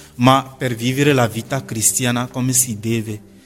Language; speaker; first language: Italian; non-native, fluent; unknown